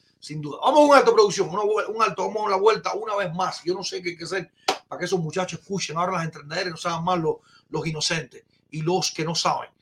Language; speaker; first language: Spanish; native; Spanish